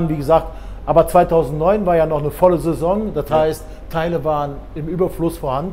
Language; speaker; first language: German; native; German